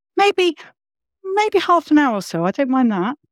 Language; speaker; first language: English; native; English